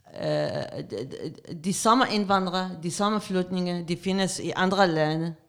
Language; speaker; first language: Danish; non-native, fluent; Arabic